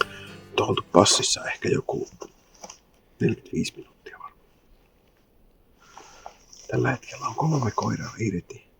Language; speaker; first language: Finnish; native; Finnish